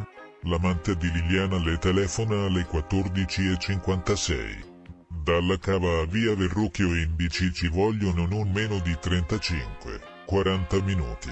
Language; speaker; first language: Italian; native; Italian